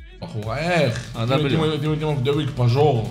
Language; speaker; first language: Hebrew; native; Hebrew